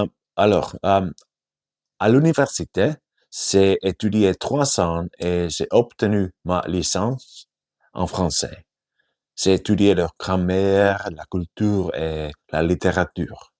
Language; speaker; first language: French; non-native, fluent; Finnish